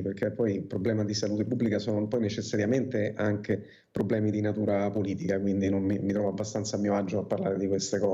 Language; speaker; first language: Italian; native; Italian